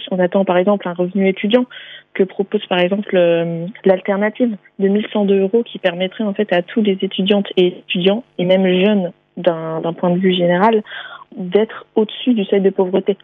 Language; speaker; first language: French; native; French